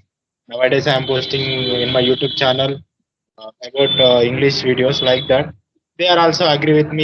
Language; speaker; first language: English; non-native, learner; Telugu